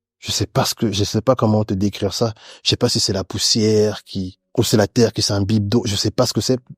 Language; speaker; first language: French; early bilingual, other home language; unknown